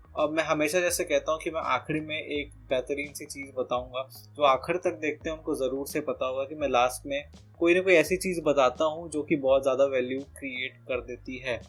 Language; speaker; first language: Hindi; native; Hindi